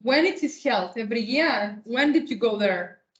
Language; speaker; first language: English; non-native, fluent; Greek